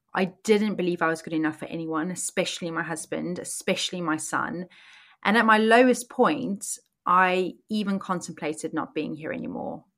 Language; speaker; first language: English; native; English